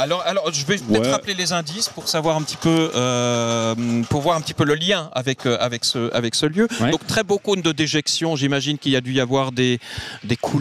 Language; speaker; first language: French; native; French